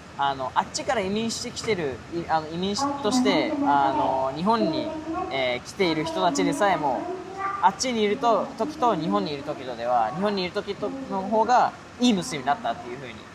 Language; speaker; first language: Japanese; early bilingual, other home language; Urdu